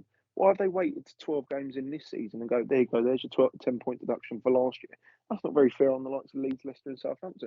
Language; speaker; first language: English; native; English